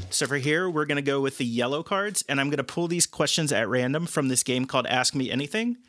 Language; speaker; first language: English; native; English